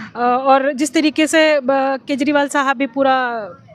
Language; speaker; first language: Hindi; native; Hindi